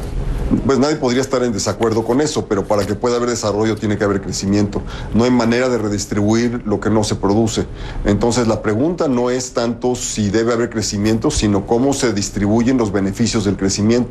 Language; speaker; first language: Spanish; native; Spanish